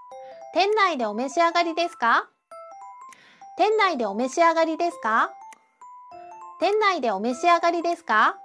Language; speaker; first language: Japanese; native; Japanese